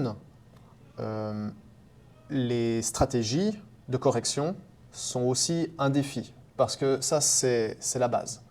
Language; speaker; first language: French; native; French